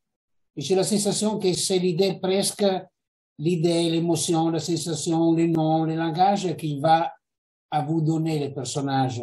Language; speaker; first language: French; non-native, fluent; Italian